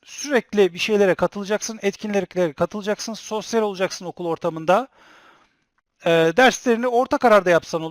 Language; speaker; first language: Turkish; native; Turkish